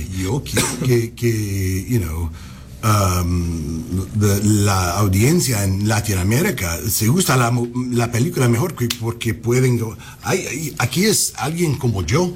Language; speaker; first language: Spanish; non-native, fluent; English